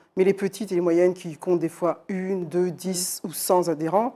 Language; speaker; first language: French; native; French